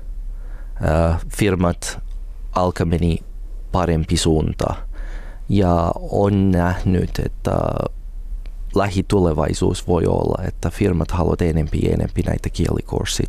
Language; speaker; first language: Finnish; non-native, learner; English